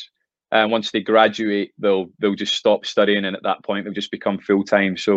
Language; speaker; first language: English; native; English